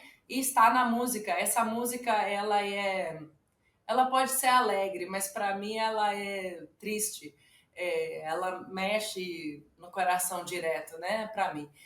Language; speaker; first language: Portuguese; non-native, fluent; Ukrainian